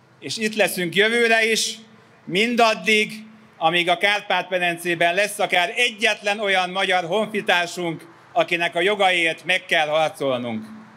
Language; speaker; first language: Hungarian; native; Hungarian